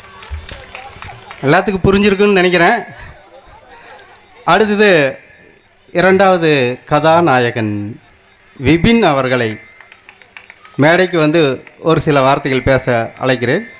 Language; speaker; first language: Tamil; native; Tamil